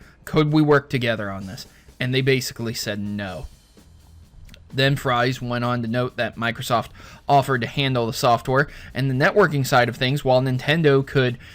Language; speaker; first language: English; native; English